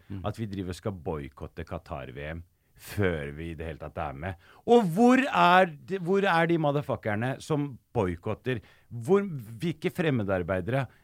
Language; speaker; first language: Norwegian; early bilingual, other home language; Arabic